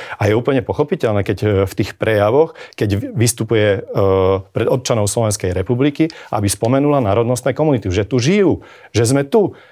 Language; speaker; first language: Slovak; non-native, local second language; Hungarian